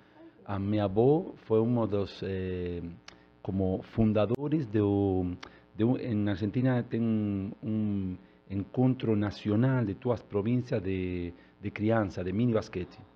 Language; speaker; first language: Portuguese; non-native, learner; Spanish